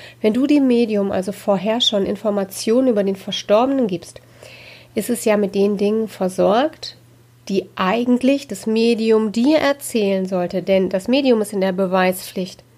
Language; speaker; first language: German; native; German